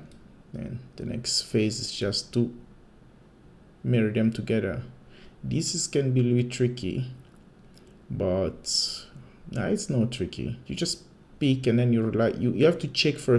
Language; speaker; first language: English; non-native, fluent; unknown